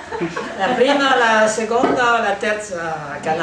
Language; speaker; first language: Italian; non-native, learner; French